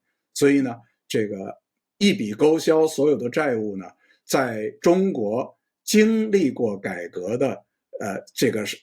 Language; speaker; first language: Chinese; native; Chinese